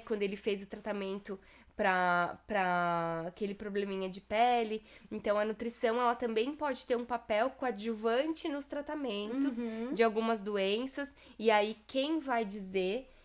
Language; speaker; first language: Portuguese; native; Portuguese